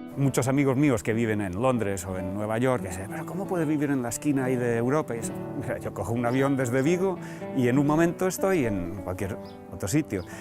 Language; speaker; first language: Spanish; early bilingual, other home language; English